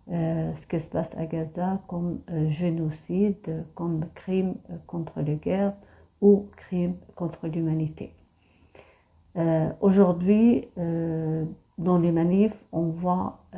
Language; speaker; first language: French; non-native, fluent; Arabic